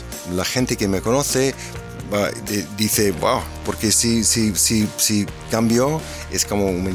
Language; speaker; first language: Spanish; non-native, fluent; English